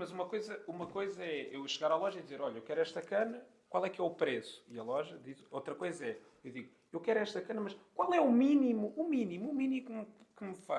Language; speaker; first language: Portuguese; native; Portuguese